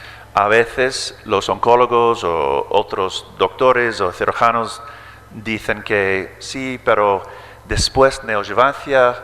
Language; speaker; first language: Spanish; early bilingual, heritage; English